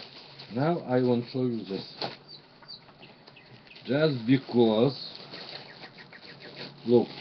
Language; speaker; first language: English; non-native, learner; Russian